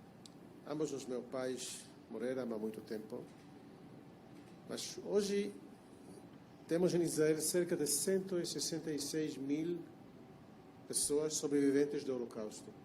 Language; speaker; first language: Portuguese; non-native, fluent; Hebrew